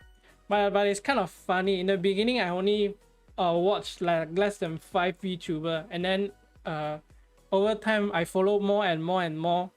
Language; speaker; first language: English; non-native, fluent; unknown